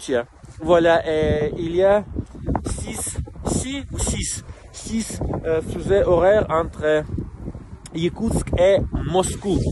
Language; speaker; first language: French; non-native, fluent; Russian